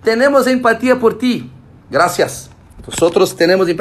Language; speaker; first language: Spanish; non-native, learner; Portuguese